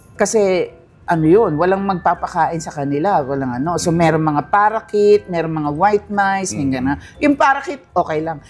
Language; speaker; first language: Filipino; early bilingual, heritage; Filipino